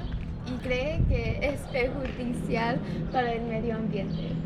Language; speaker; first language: Spanish; non-native, learner; English